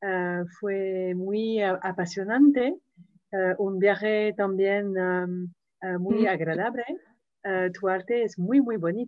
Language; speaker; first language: Spanish; non-native, fluent; English